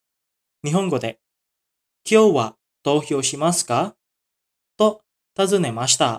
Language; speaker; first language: Japanese; non-native, fluent; Indonesian